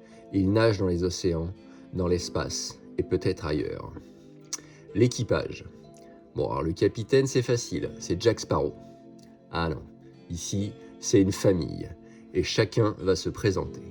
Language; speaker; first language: French; native; French